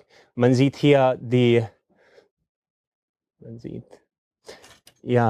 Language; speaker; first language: German; non-native, fluent; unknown